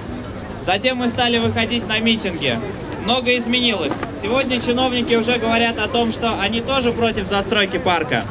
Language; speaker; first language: Russian; native; Russian